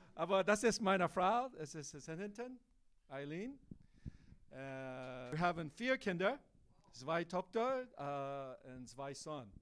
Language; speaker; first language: German; non-native, learner; English